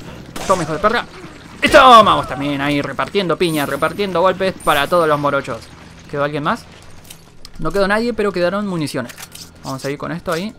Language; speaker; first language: Spanish; native; Spanish